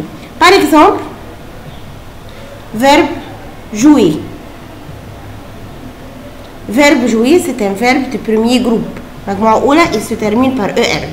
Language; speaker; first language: French; non-native, fluent; Arabic